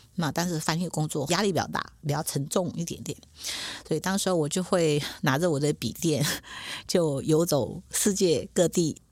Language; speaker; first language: Chinese; native; Chinese